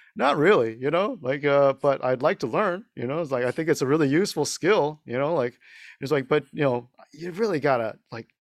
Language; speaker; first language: English; early bilingual, other home language; Chinese